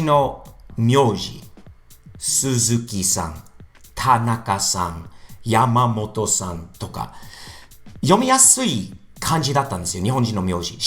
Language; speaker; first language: Japanese; non-native, fluent; English